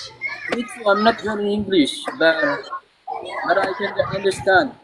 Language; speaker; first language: English; non-native, local second language; Filipino